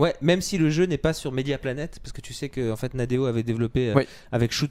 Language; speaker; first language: French; native; French